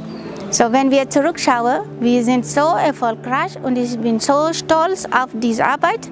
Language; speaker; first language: German; non-native, fluent; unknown